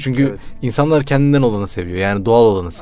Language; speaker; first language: Turkish; native; Turkish